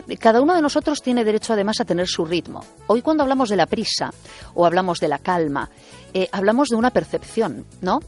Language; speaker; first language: Spanish; native; Spanish